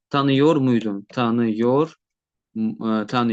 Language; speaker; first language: Turkish; non-native, fluent; Uzbek